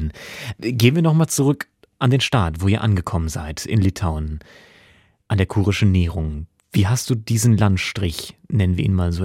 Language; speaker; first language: German; native; German